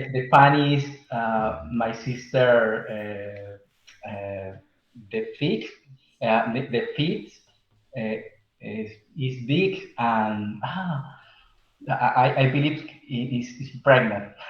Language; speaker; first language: English; non-native, learner; Spanish